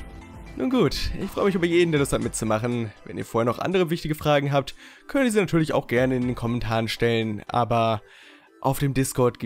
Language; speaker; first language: German; native; German